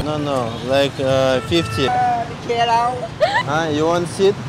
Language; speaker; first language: English; non-native, learner; Russian